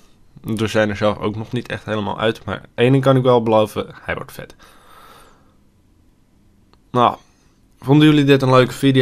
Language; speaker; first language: Dutch; native; Dutch